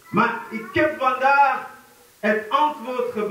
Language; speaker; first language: Dutch; non-native, fluent; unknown